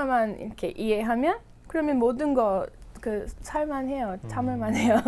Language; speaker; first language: Korean; non-native, fluent; English